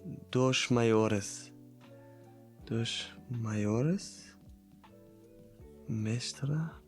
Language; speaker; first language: Portuguese; non-native, learner; German